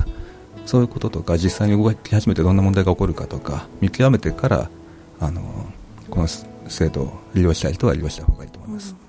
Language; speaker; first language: Japanese; native; Japanese